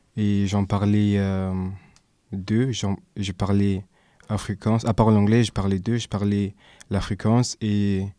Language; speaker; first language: French; early bilingual, other home language; English